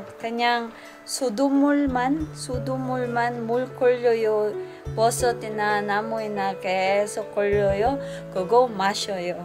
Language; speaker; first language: Korean; non-native, learner; Cebuano